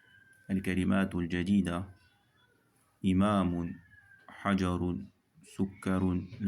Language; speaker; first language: Arabic; non-native, fluent; French